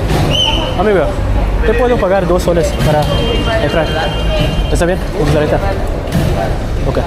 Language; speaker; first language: Spanish; non-native, learner; English